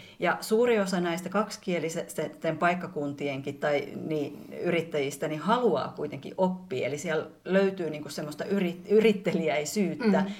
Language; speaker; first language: Finnish; native; Finnish